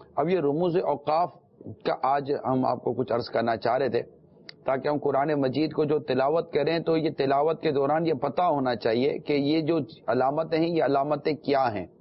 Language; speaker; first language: Urdu; non-native, local second language; Memoni